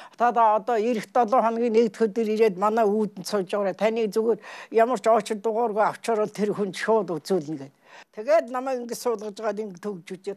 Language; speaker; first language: Mongolian; native; Mongolian